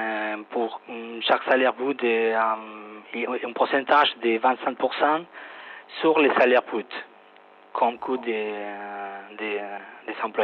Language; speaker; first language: French; non-native, fluent; Spanish